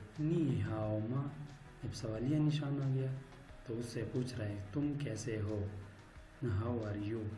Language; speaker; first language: Urdu; native; Urdu